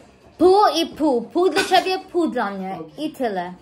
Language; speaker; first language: Polish; non-native, learner; Cebuano